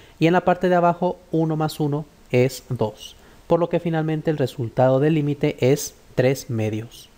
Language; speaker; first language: Spanish; native; Spanish